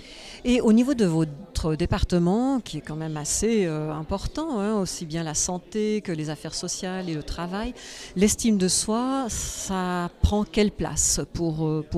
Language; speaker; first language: French; native; French